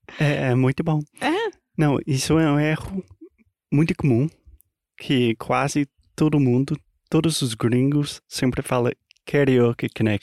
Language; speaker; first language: Portuguese; non-native, fluent; English